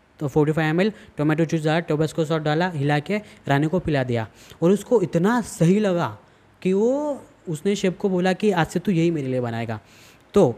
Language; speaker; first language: Hindi; non-native, local second language; Marathi